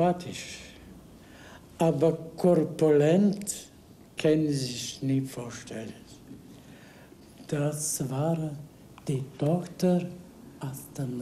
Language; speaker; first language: German; non-native, learner; Bulgarian